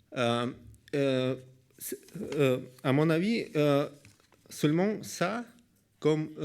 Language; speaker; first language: French; non-native, learner; Russian